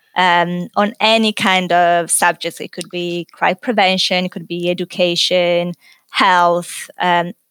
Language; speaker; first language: English; non-native, fluent; Italian